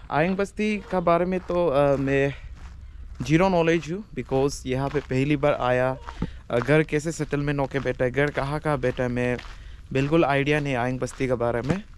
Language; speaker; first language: Hindi; non-native, local second language; Adi